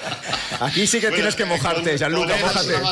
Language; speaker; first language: Spanish; native; Spanish